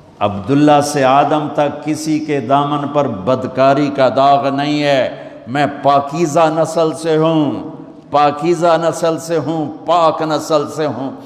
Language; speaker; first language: Urdu; non-native, local second language; Saraiki